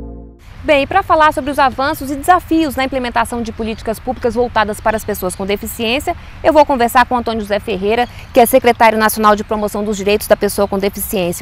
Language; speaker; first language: Portuguese; native; Portuguese